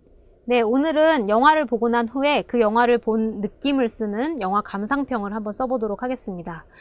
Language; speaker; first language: Korean; native; Korean